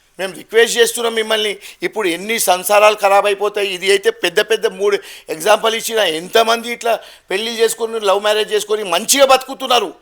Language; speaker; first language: Telugu; non-native, local second language; Gujarati